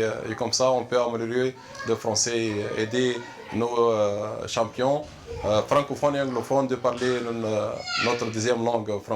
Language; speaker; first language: French; non-native, fluent; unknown